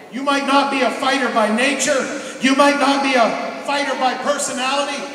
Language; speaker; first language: English; native; English